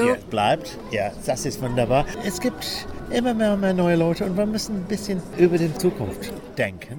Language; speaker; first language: German; non-native, learner; English